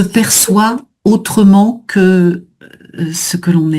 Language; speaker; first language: French; native; French